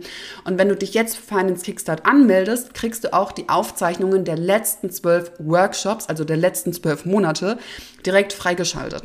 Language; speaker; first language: German; native; German